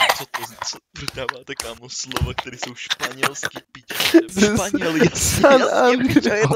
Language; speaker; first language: Czech; native; Czech